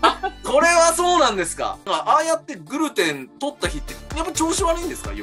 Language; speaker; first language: Japanese; native; Japanese